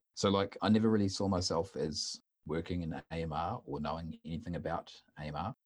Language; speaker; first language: English; native; English